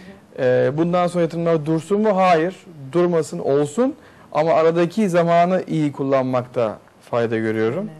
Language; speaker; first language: Turkish; native; Turkish